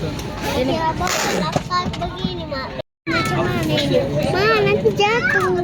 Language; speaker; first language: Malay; early bilingual, other home language; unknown